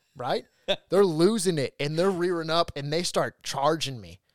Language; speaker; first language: English; native; English